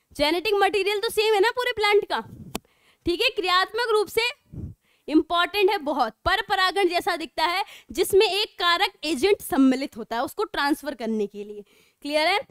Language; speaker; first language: Hindi; native; Hindi